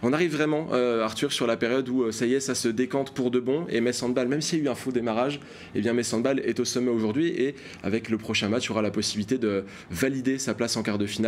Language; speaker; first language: French; native; French